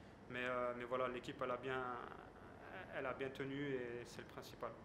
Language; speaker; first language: French; native; French